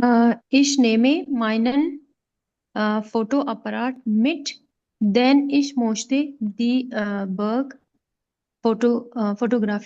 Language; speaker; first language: German; non-native, learner; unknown